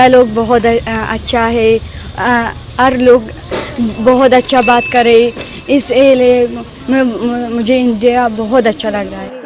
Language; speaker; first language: Hindi; non-native, learner; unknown